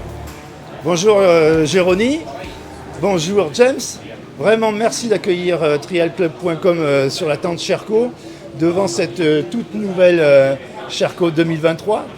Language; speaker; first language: French; native; French